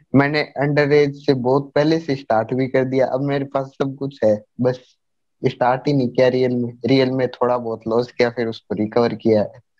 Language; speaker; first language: Hindi; native; Hindi